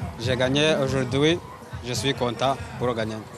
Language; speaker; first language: French; non-native, learner; Kinyarwanda